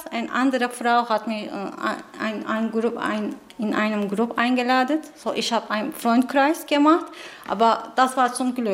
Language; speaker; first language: German; non-native, learner; Turkish